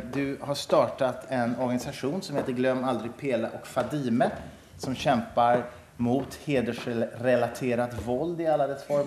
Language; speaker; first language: Swedish; native; Swedish